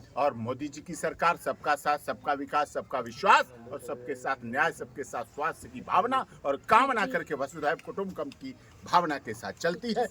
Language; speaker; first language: Hindi; native; Hindi